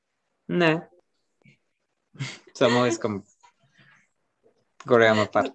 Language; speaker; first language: Bulgarian; non-native, learner; French